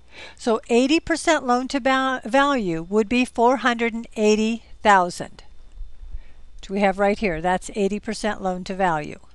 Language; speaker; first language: English; native; English